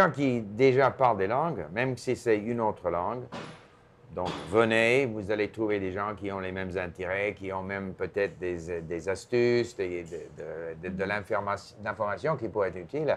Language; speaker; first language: French; non-native, local second language; English